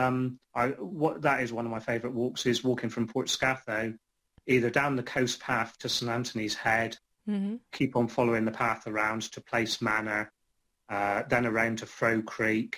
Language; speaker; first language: English; native; English